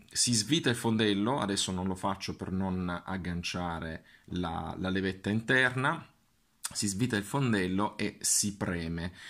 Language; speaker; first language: Italian; native; Italian